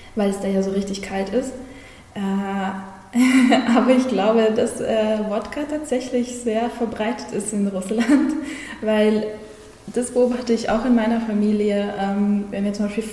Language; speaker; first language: German; early bilingual, other home language; Russian